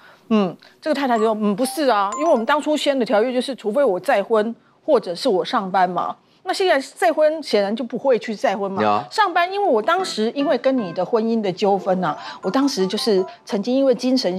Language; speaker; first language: Chinese; native; Chinese